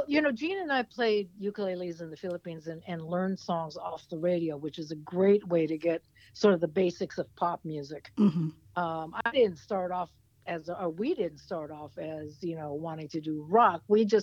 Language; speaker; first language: English; native; English